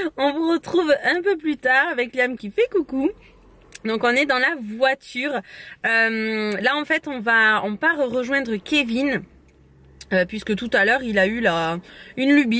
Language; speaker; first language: French; native; French